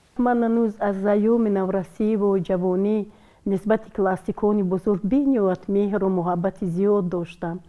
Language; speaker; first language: Tajik; non-native, local second language; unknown